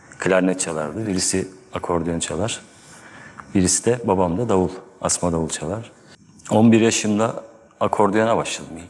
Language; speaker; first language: Turkish; native; Turkish